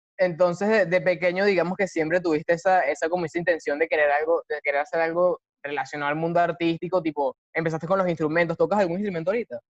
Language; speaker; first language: Spanish; native; Spanish